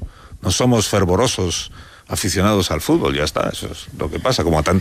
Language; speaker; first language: Spanish; native; Spanish